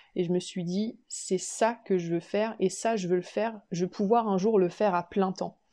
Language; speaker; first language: French; native; French